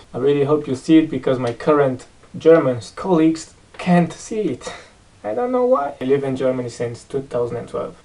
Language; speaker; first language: English; non-native, fluent; Romanian